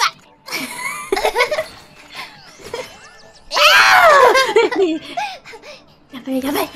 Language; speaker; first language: Japanese; non-native, learner; English